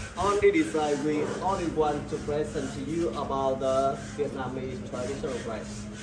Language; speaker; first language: English; non-native, fluent; Vietnamese